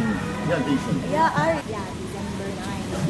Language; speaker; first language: English; non-native, learner; Korean